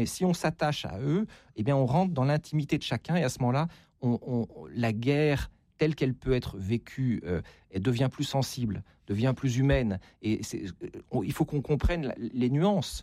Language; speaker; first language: French; native; French